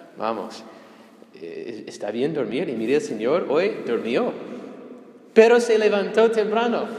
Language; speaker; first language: Spanish; non-native, fluent; English